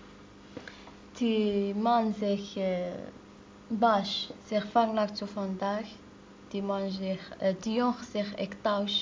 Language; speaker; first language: Dutch; non-native, learner; Arabic